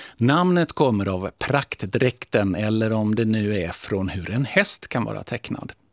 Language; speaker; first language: Swedish; native; Swedish